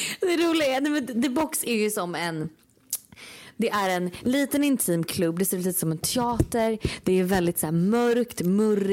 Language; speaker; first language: Swedish; native; Swedish